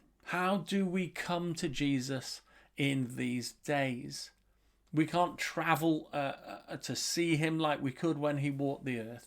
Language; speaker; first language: English; native; English